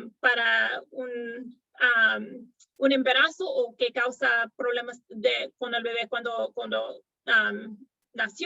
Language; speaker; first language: Spanish; non-native, fluent; English